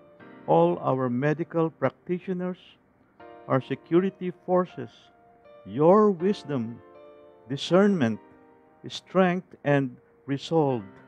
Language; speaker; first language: English; non-native, local second language; Filipino